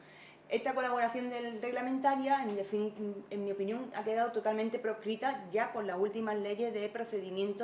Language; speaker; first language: Spanish; native; Spanish